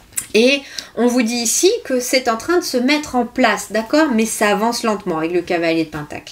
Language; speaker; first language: French; native; French